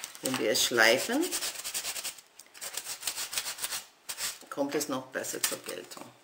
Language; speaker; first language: German; non-native, fluent; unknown